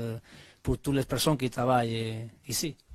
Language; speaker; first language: French; non-native, learner; Spanish